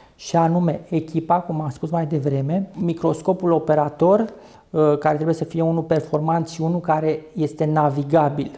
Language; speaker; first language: Romanian; native; Romanian